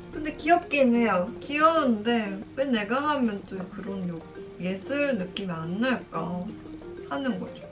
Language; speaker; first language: Korean; non-native, fluent; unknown